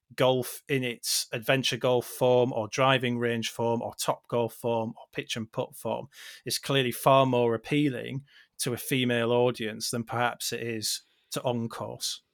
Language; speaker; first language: English; native; English